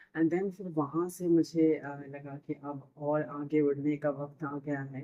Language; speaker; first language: Hindi; non-native, local second language; Bangla